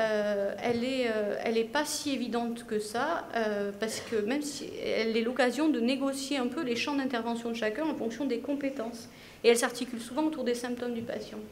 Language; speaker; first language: French; native; French